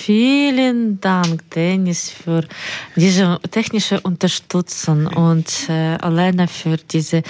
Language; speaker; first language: German; non-native, learner; Ukrainian